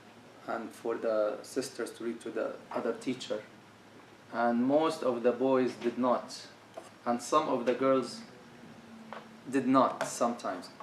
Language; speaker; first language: English; non-native, fluent; Arabic